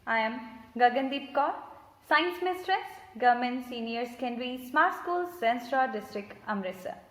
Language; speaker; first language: English; non-native, local second language; Punjabi